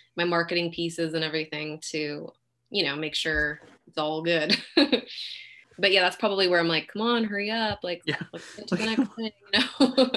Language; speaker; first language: English; native; English